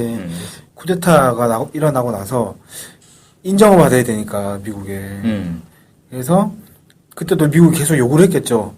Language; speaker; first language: Korean; native; Korean